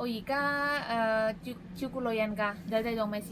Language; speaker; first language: Cantonese; non-native, learner; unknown